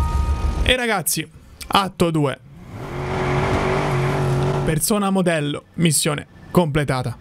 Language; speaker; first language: Italian; native; Italian